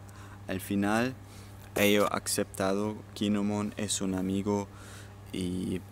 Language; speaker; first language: Spanish; non-native, learner; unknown